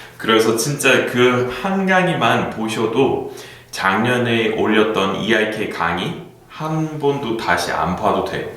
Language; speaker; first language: Korean; non-native, fluent; English